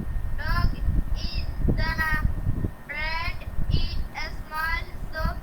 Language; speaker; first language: English; non-native, learner; Bangla